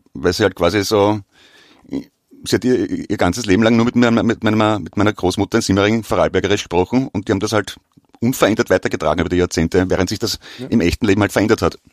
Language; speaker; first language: German; native; German